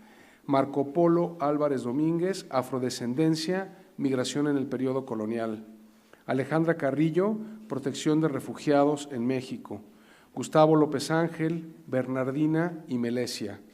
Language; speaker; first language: Spanish; native; Spanish